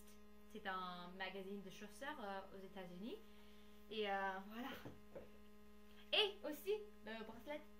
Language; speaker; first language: French; non-native, learner; English